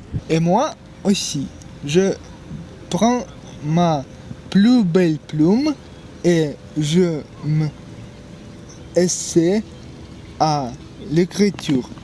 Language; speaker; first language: French; non-native, fluent; Russian